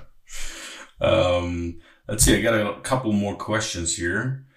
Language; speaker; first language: English; non-native, fluent; German